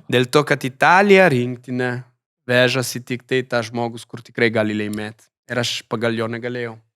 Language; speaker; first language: Lithuanian; non-native, fluent; Italian